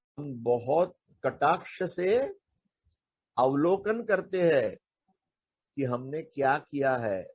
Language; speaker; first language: Hindi; non-native, local second language; Marathi